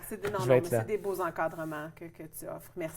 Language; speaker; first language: French; native; French